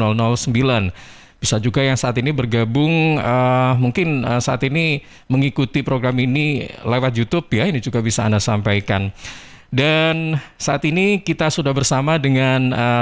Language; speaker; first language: Indonesian; native; Indonesian